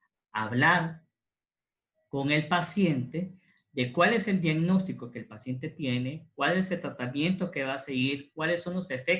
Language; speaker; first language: Spanish; native; Spanish